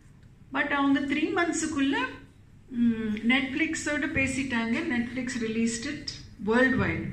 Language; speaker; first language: Tamil; non-native, fluent; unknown